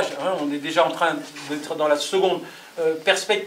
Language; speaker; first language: French; native; French